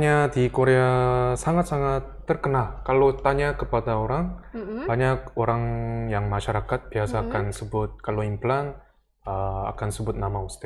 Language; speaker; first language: Indonesian; early bilingual, other home language; Korean